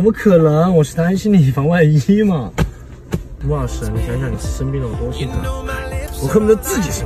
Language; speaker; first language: Chinese; native; Chinese